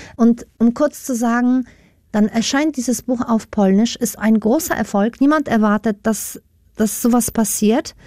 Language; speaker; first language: German; non-native, fluent; Polish